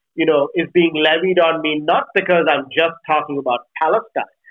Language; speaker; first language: English; non-native, local second language; Bangla